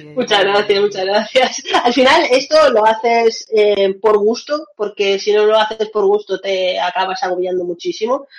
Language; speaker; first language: Spanish; early bilingual, other home language; Russian